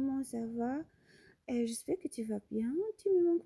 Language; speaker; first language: French; non-native, fluent; Arabic